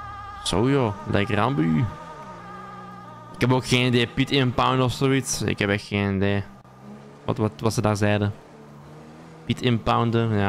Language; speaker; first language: Dutch; native; Dutch